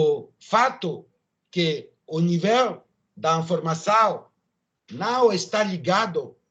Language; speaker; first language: Portuguese; non-native, learner; French